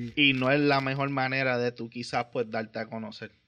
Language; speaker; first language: Spanish; native; Spanish